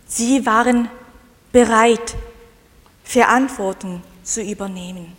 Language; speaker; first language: German; non-native, fluent; Korean